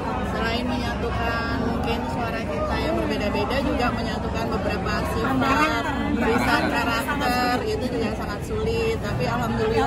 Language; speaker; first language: Indonesian; native; Indonesian